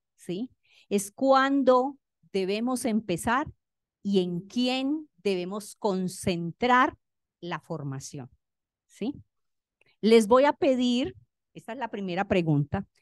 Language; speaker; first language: Spanish; native; Spanish